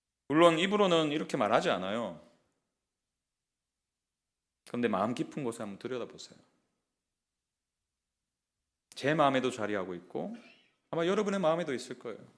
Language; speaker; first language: Korean; native; Korean